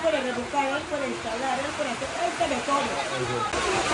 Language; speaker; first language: Spanish; non-native, local second language; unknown